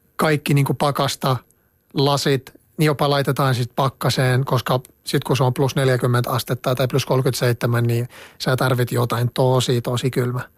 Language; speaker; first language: Finnish; non-native, fluent; Arabic